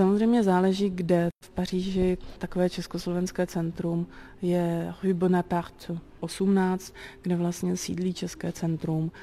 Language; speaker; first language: Czech; native; Czech